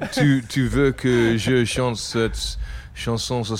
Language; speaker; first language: French; non-native, learner; English